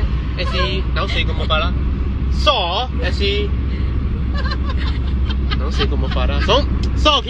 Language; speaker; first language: Portuguese; non-native, learner; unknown